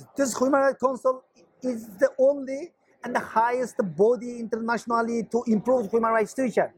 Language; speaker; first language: English; non-native, learner; Chinese